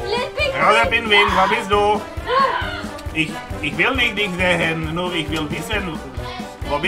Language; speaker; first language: German; non-native, learner; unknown